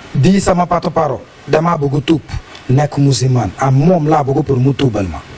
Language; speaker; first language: Wolof; non-native, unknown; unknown